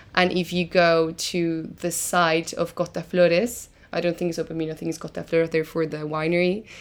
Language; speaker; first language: English; non-native, fluent; Spanish